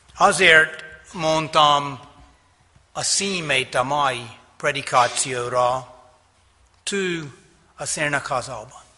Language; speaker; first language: Hungarian; non-native, fluent; English